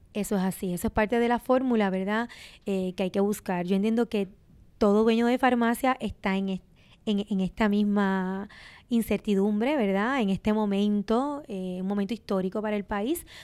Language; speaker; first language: Spanish; native; Spanish